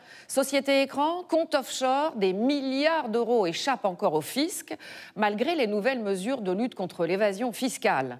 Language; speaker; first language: French; native; French